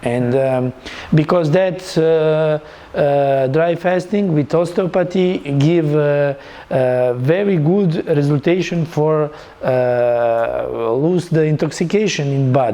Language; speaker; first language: English; non-native, learner; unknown